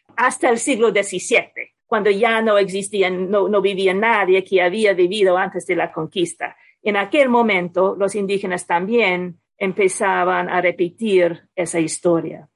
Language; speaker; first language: Spanish; non-native, fluent; English